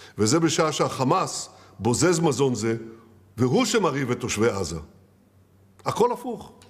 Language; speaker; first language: Hebrew; native; Hebrew